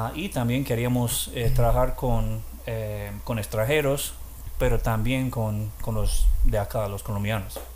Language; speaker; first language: Spanish; non-native, fluent; English